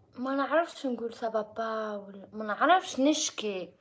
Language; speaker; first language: French; non-native, local second language; Arabic